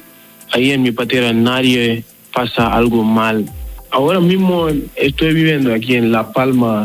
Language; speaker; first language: Spanish; non-native, learner; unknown